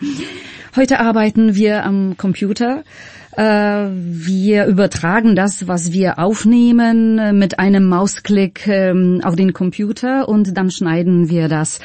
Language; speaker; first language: German; non-native, fluent; Polish